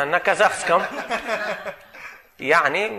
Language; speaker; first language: Russian; non-native, fluent; Arabic